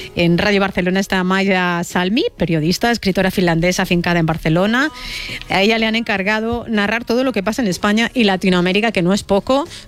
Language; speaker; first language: Spanish; native; Spanish